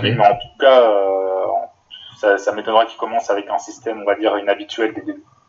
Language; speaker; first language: French; native; French